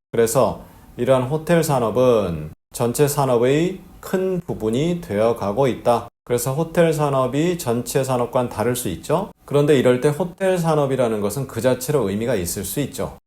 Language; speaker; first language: Korean; native; Korean